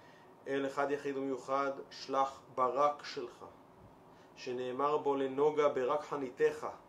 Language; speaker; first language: Hebrew; native; Hebrew